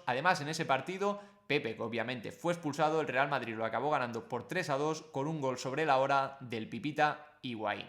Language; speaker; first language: Spanish; native; Spanish